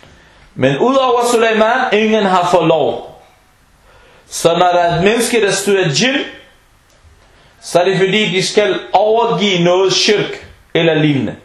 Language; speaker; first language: Danish; early bilingual, other home language; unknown